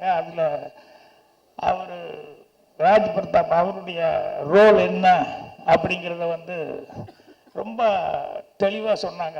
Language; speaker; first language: Tamil; native; Tamil